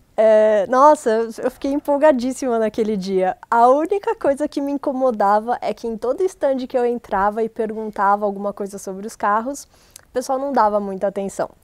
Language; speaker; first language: Portuguese; native; Portuguese